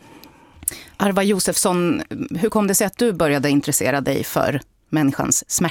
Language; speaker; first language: Swedish; native; Swedish